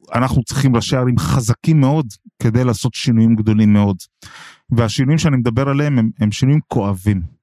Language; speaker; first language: Hebrew; non-native, local second language; Arabic